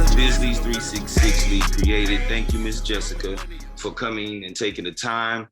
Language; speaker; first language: English; native; English